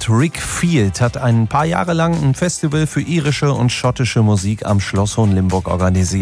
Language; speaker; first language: German; native; German